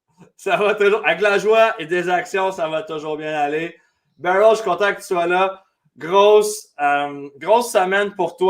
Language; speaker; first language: French; native; French